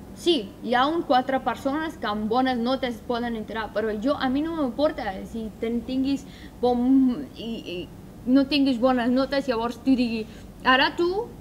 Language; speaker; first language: Catalan; non-native, fluent; Persian